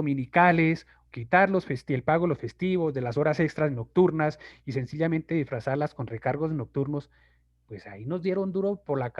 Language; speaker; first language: Spanish; native; Spanish